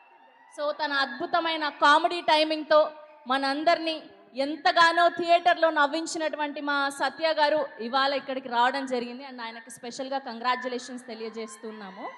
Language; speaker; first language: Telugu; native; Telugu